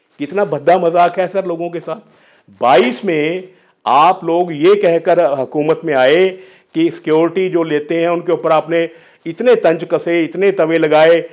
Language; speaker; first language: Hindi; non-native, local second language; Punjabi